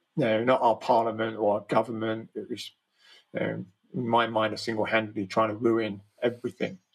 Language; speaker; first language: English; native; English